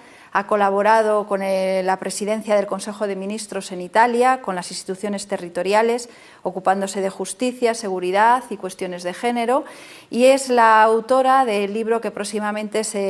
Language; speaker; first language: Spanish; native; Spanish